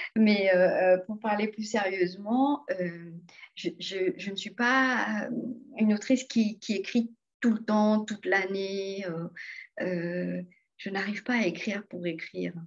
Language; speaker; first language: French; non-native, local second language; Morisyen